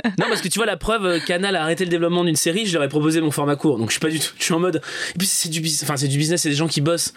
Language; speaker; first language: French; native; French